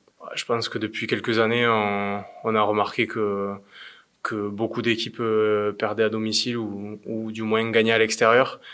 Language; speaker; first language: French; native; French